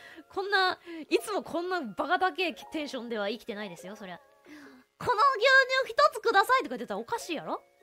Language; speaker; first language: Japanese; native; Japanese